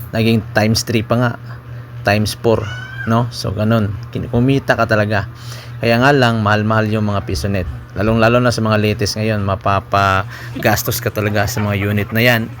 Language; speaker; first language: Filipino; non-native, local second language; Cebuano